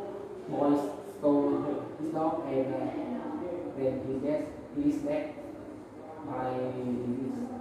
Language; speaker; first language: English; non-native, learner; Vietnamese